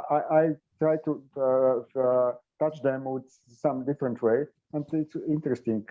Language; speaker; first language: English; non-native, learner; Bulgarian